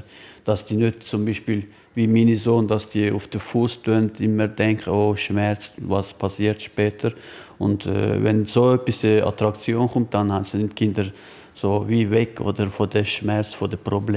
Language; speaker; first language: German; non-native, learner; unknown